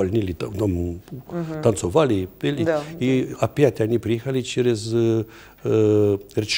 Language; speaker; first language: Russian; non-native, fluent; Romanian